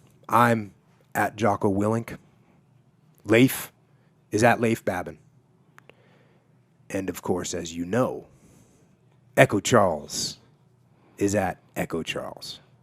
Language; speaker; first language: English; native; English